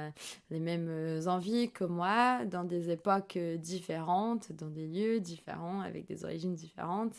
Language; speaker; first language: French; non-native, fluent; Portuguese